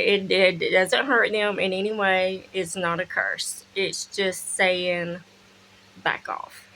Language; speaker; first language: English; native; English